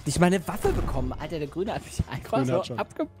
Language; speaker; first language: German; native; German